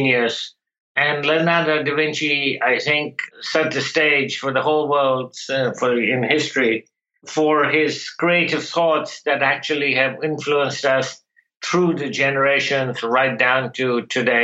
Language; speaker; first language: English; non-native, local second language; Bangla